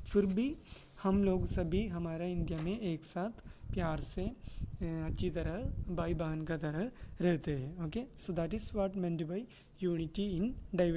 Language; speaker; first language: Hindi; non-native, local second language; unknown